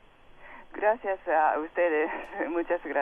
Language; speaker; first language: Spanish; non-native, fluent; Japanese